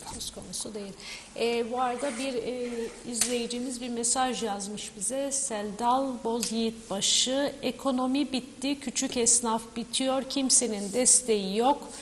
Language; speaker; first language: Turkish; native; Turkish